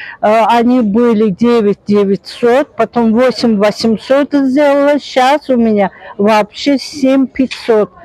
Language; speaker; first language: Russian; non-native, local second language; Azerbaijani